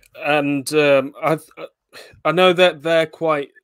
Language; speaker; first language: English; native; English